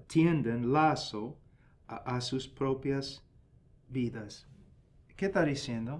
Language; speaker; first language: Spanish; non-native, fluent; English